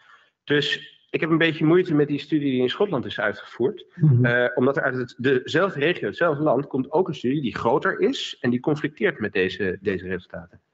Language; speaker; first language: Dutch; native; Dutch